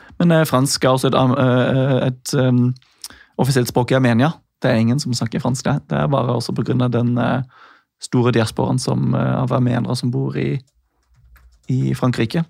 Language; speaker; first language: Norwegian; non-native, fluent; English